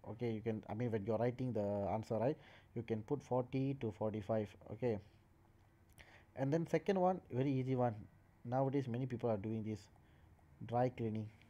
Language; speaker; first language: English; non-native, local second language; Tamil